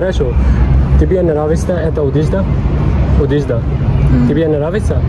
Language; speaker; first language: Russian; non-native, learner; Urdu